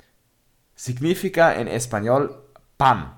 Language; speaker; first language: Spanish; non-native, learner; German